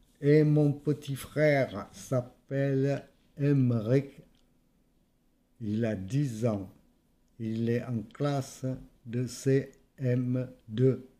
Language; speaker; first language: French; non-native, fluent; Vietnamese